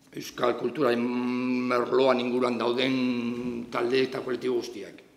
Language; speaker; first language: Basque; non-native, local second language; Spanish